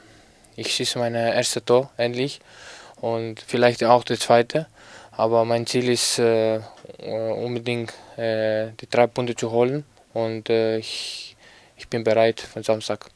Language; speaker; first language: German; non-native, fluent; Greek